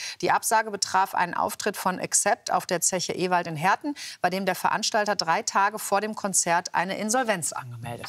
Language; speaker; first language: German; native; German